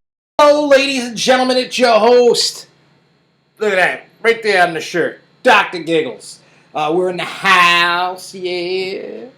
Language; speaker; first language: English; native; English